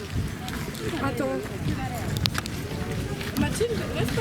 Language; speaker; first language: French; native; French